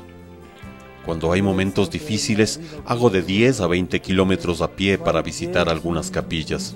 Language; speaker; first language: Spanish; non-native, fluent; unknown